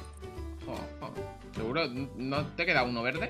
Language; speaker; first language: Spanish; native; Spanish